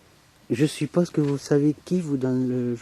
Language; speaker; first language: French; native; French